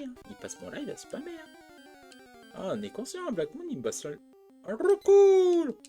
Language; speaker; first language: French; native; French